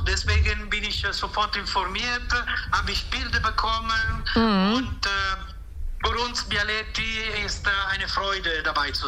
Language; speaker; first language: German; non-native, fluent; Italian